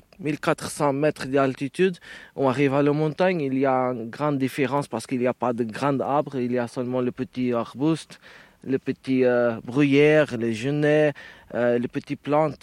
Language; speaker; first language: French; non-native, learner; Portuguese